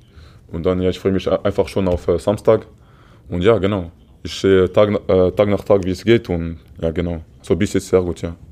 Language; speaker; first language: German; non-native, fluent; Portuguese